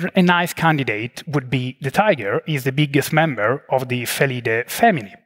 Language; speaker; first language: English; non-native, fluent; Italian